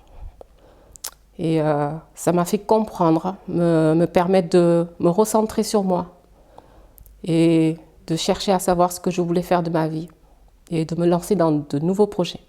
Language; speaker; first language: French; early bilingual, other home language; Fula